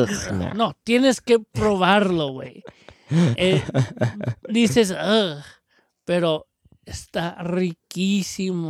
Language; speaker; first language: Spanish; early bilingual, heritage; Spanish